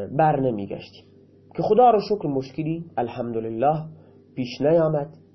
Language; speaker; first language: Persian; non-native, local second language; Baluchi